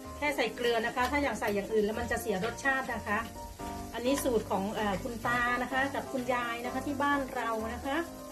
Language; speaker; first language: Thai; native; Thai